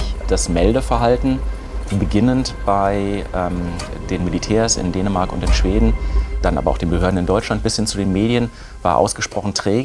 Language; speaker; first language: German; native; German